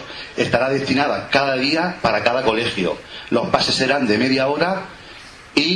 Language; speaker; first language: Spanish; native; Spanish